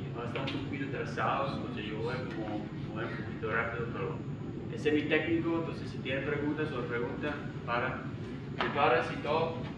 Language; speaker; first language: Spanish; non-native, fluent; English